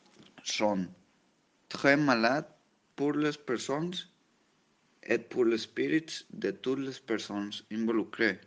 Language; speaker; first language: French; non-native, learner; Spanish